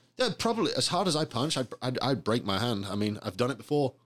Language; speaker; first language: English; native; English